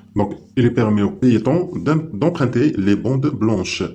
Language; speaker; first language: French; non-native, local second language; Arabic